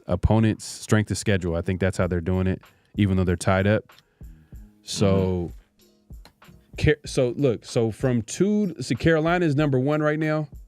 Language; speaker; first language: English; native; English